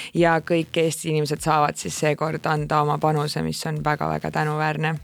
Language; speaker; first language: Estonian; native; Estonian